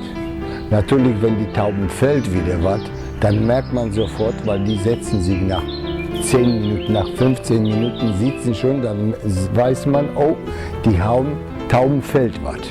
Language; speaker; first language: German; non-native, fluent; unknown